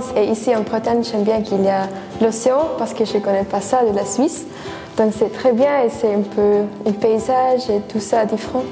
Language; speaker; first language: French; non-native, fluent; Swiss German